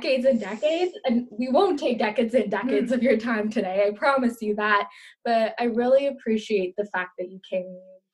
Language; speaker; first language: English; early bilingual, other home language; Urdu